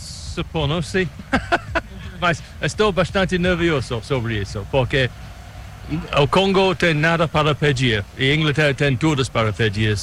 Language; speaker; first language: Portuguese; non-native, learner; English